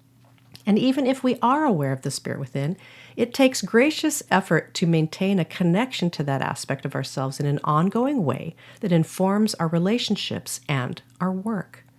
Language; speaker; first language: English; native; English